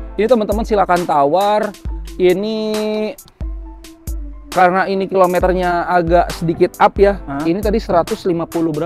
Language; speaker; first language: Indonesian; native; Indonesian